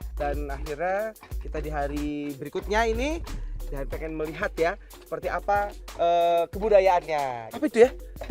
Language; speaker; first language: Indonesian; native; Indonesian